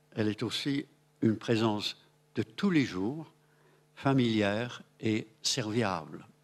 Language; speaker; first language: French; non-native, fluent; English